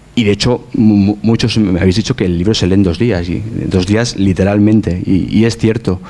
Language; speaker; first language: Spanish; native; Spanish